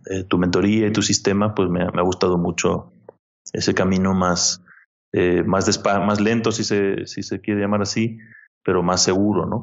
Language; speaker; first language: Spanish; native; Spanish